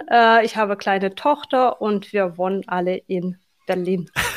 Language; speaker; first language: German; non-native, fluent; Russian